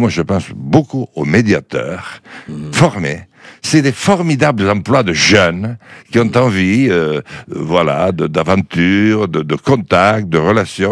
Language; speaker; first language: French; native; French